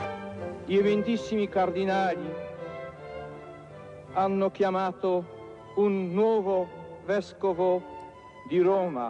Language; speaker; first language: Italian; non-native, fluent; Polish